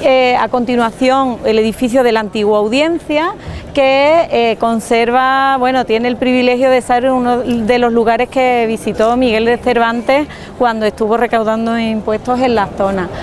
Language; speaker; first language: Spanish; native; Spanish